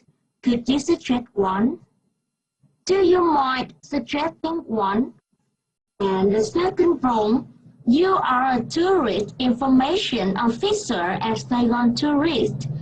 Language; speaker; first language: English; non-native, fluent; Vietnamese